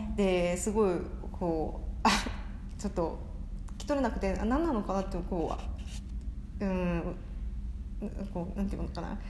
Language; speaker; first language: Japanese; non-native, fluent; Korean